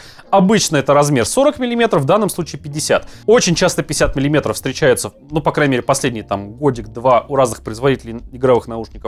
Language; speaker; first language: Russian; native; Russian